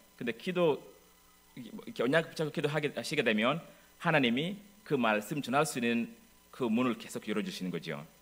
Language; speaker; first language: Korean; non-native, fluent; English